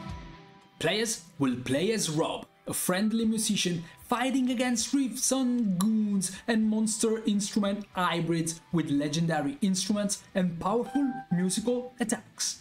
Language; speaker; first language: English; non-native, fluent; Italian